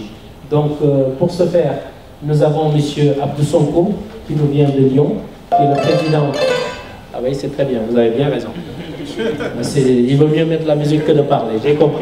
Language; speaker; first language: French; non-native, local second language; Wolof